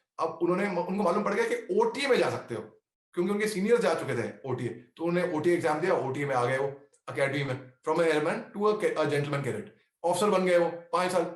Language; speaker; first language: Hindi; native; Hindi